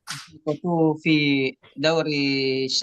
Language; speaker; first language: Arabic; non-native, learner; Indonesian